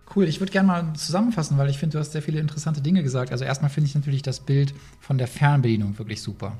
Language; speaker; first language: German; native; German